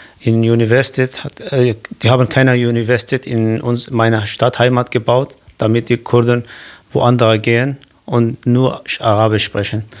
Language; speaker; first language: German; non-native, learner; Kurdish